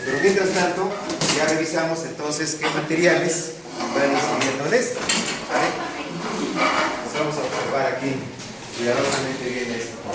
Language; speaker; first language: Spanish; native; Spanish